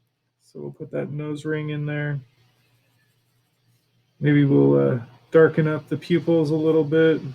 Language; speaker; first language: English; native; English